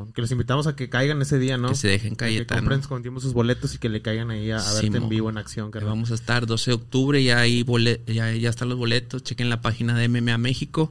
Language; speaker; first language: Spanish; native; Spanish